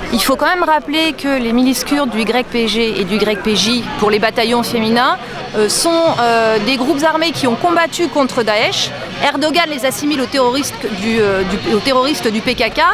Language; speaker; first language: French; native; French